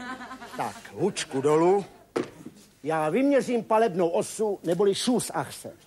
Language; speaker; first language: Czech; native; Czech